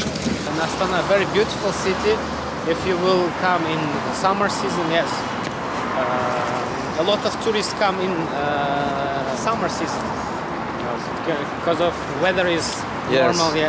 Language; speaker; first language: English; non-native, learner; Kazakh